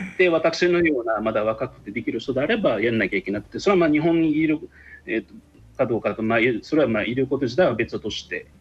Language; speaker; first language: Japanese; non-native, fluent; Arabic